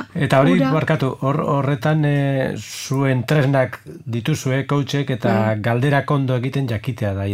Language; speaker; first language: Basque; native; Basque